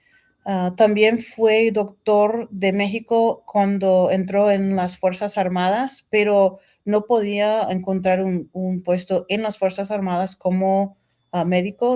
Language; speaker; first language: Spanish; non-native, fluent; English